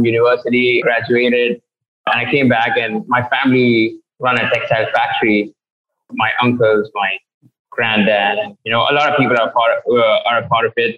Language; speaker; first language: English; non-native, local second language; Tamil